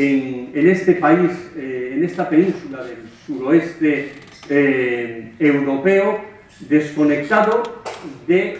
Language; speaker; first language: Spanish; native; Spanish